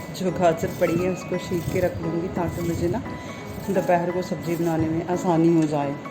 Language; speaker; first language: Hindi; non-native, local second language; Punjabi